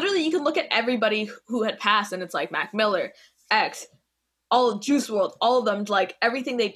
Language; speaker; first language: English; native; English